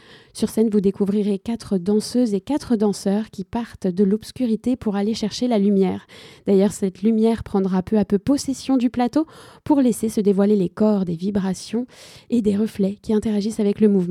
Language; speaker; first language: French; native; French